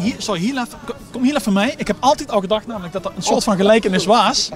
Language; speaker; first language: Dutch; native; Dutch